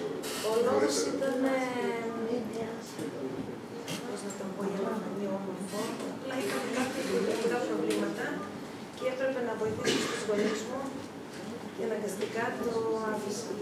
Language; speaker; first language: Greek; early bilingual, other home language; Russian